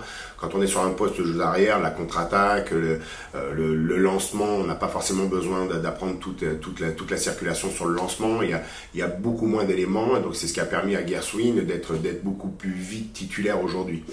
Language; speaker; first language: French; native; French